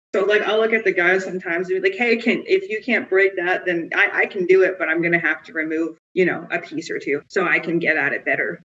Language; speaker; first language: English; native; English